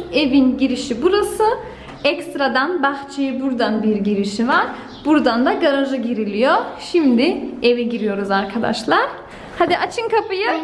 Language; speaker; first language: Turkish; early bilingual, heritage; Turkish